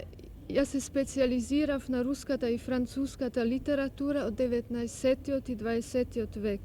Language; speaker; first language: Macedonian; non-native, learner; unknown